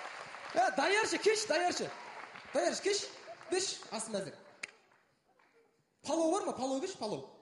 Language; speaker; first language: Kazakh; native; Kazakh